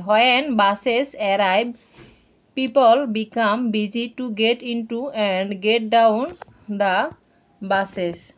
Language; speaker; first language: English; non-native, local second language; Bangla